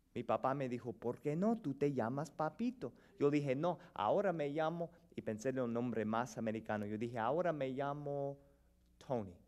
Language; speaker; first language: Spanish; early bilingual, heritage; Spanish